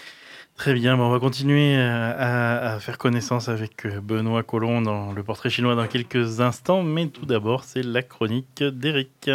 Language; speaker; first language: French; native; French